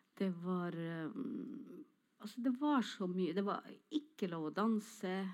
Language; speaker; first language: Norwegian; non-native, local second language; Northern Sami